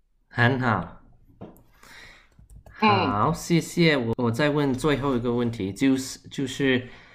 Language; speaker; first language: Chinese; early bilingual, heritage; Chinese